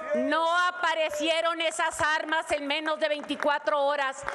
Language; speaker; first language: Spanish; native; Spanish